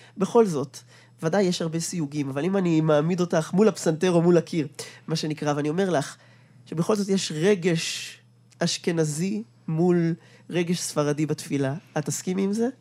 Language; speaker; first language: Hebrew; native; Hebrew